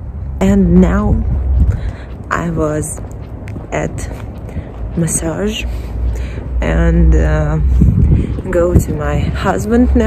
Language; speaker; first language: English; non-native, learner; Russian